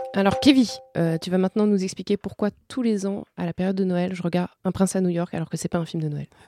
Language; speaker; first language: French; native; French